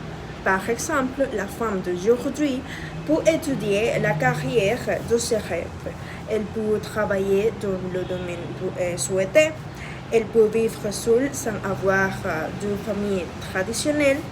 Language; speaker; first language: French; non-native, fluent; Spanish